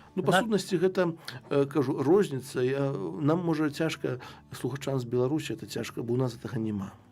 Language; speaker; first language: Belarusian; non-native, local second language; Russian